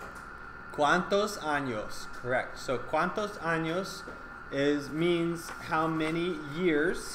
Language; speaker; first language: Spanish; non-native, fluent; English